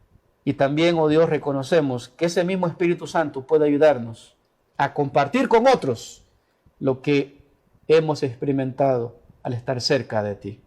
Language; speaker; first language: Spanish; native; Spanish